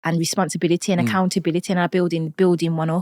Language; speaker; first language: English; native; English